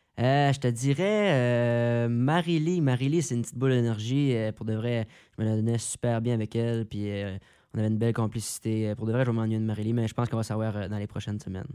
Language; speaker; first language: French; native; French